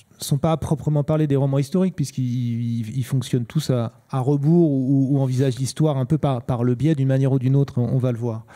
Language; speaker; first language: French; native; French